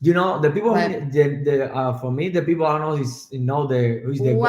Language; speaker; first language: English; non-native, learner; Spanish